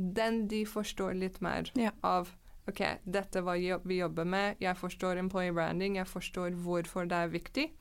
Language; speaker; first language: Norwegian; non-native, fluent; English